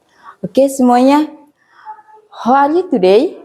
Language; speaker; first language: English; non-native, learner; Indonesian